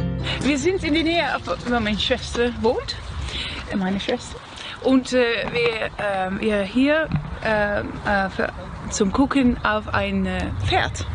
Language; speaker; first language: German; non-native, learner; Dutch